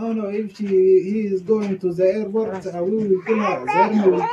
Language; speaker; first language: English; non-native, learner; Arabic